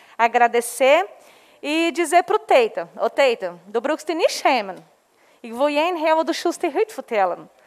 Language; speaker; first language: Portuguese; non-native, local second language; Low German